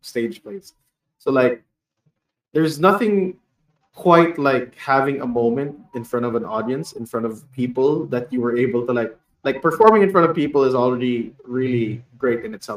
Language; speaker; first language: English; non-native, local second language; Hiligaynon